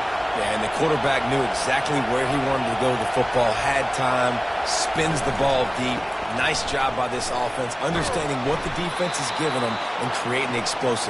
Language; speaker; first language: English; native; English